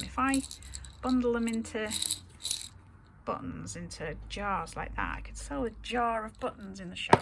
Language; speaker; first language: English; native; English